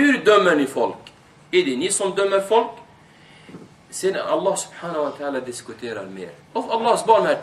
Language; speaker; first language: Swedish; non-native, fluent; Arabic